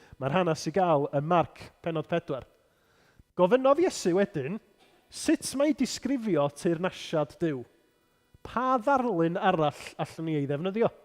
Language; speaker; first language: Welsh; native; Welsh